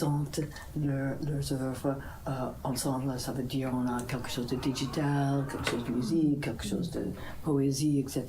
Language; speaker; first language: French; non-native, fluent; English